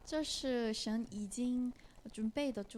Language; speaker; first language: Chinese; non-native, fluent; Korean